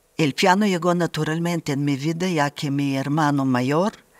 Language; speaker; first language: Spanish; non-native, fluent; Bulgarian